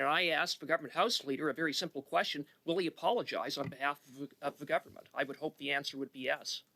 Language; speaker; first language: English; native; English